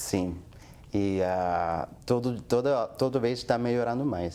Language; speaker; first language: Portuguese; non-native, fluent; English